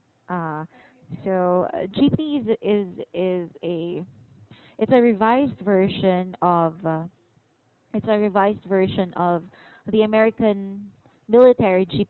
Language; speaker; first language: English; non-native, fluent; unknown